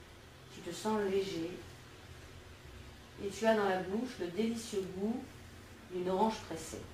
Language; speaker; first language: French; native; French